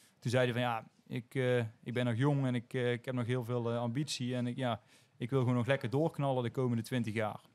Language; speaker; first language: Dutch; native; Dutch